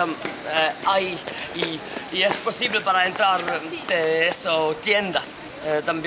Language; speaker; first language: Spanish; non-native, learner; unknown